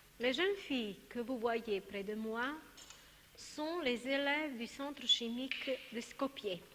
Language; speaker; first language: French; non-native, fluent; Macedonian